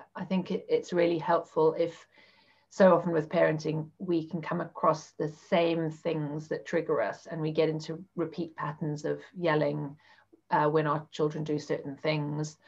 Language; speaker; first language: English; native; English